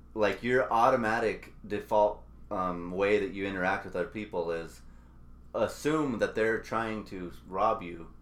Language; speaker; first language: English; native; English